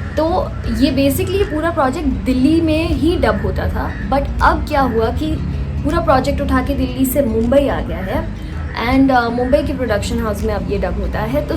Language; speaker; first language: Hindi; native; Hindi